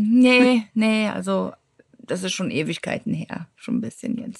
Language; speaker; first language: German; native; German